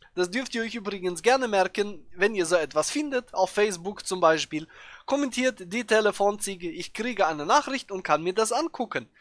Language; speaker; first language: German; native; German